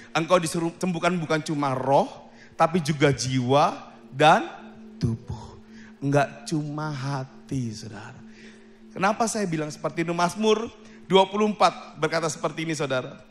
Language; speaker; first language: Indonesian; native; Indonesian